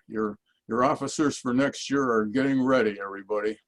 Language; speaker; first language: English; native; English